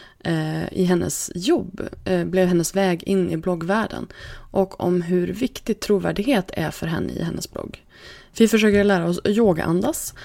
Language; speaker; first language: Swedish; native; Swedish